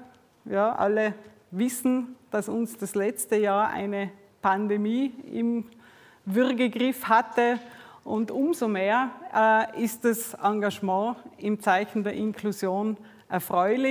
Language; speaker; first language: German; native; German